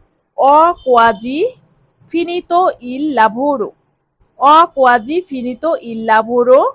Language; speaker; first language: Italian; non-native, fluent; Bangla